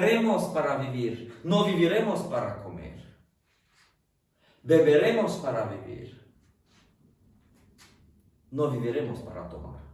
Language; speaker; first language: Spanish; non-native, fluent; French